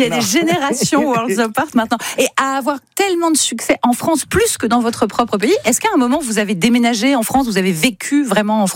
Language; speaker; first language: French; native; French